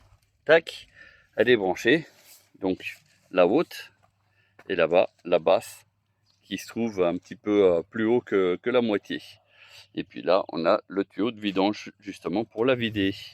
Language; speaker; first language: French; native; French